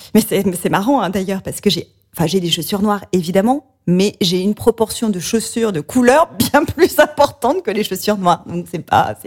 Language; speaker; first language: French; native; French